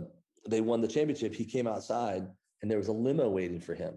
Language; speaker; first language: English; native; English